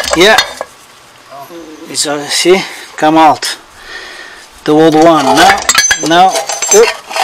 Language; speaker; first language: English; non-native, learner; Portuguese